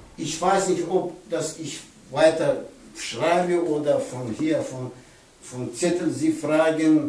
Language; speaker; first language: German; non-native, learner; Pashto